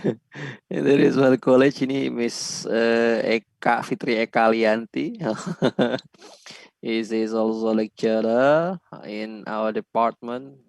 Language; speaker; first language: English; non-native, local second language; Indonesian